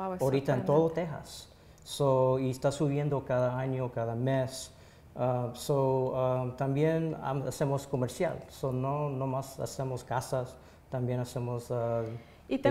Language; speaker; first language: Spanish; early bilingual, heritage; Spanish